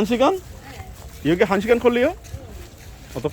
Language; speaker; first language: Korean; non-native, learner; Bangla